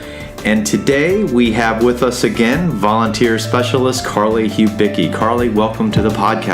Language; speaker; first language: English; native; English